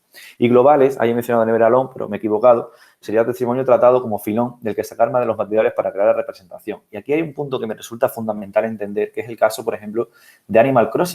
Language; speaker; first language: Spanish; native; Spanish